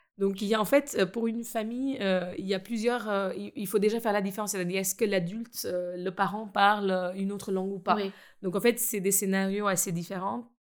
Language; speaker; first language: French; non-native, fluent; Gujarati